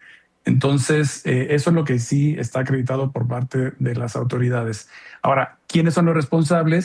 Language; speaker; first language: Spanish; native; Spanish